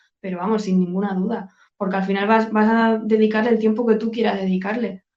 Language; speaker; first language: Spanish; native; Spanish